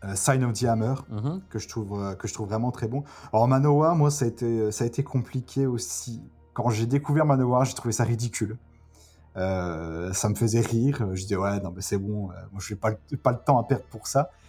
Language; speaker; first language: French; native; French